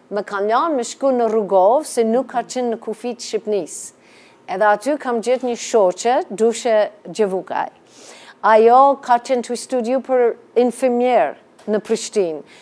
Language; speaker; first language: Albanian; non-native, fluent; English